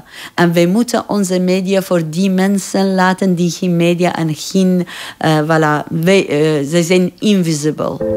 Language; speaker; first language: Dutch; non-native, fluent; Persian